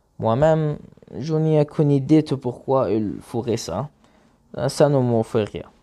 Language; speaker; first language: French; non-native, learner; Arabic